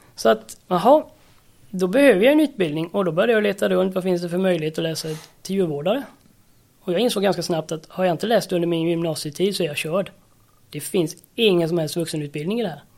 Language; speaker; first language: Swedish; native; Swedish